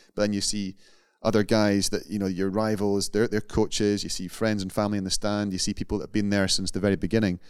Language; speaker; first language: English; native; English